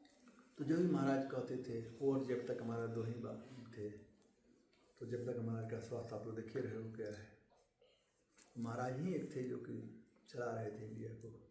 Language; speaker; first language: Hindi; native; Hindi